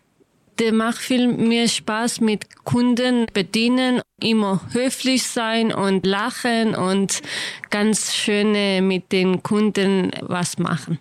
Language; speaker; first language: German; non-native, learner; Kurdish